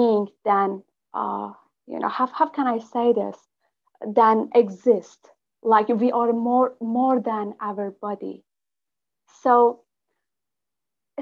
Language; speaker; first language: English; non-native, fluent; Persian